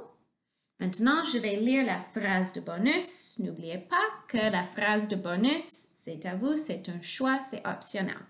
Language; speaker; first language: French; non-native, fluent; English